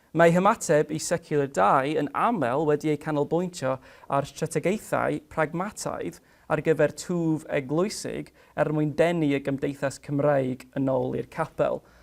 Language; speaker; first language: Welsh; non-native, fluent; English